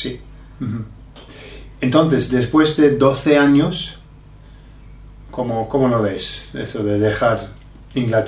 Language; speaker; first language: Spanish; non-native, fluent; English